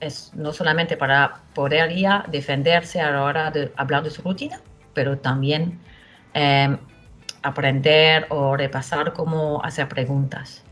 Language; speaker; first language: Spanish; non-native, fluent; French